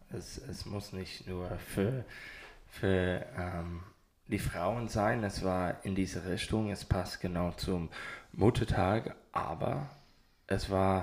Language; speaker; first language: German; non-native, learner; English